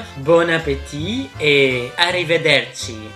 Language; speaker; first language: French; non-native, fluent; Greek